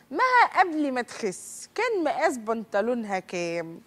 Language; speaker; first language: Arabic; native; Arabic